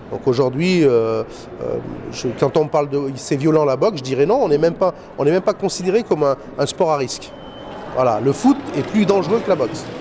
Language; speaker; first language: French; native; French